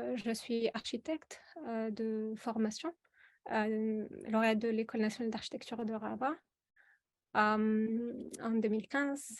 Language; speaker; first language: French; non-native, local second language; Arabic